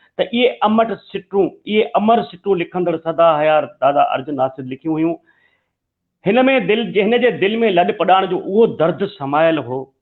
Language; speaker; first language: Sindhi; native; Sindhi